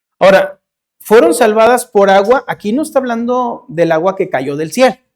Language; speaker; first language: Spanish; early bilingual, heritage; Spanish